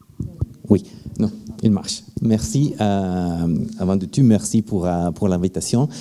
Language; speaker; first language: French; non-native, fluent; Italian